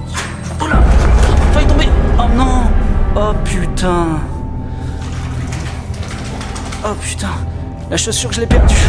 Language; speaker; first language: French; native; French